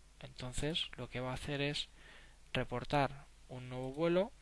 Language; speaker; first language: Spanish; native; Spanish